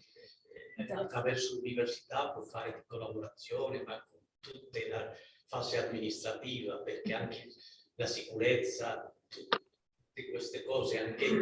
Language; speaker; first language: Italian; non-native, learner; Spanish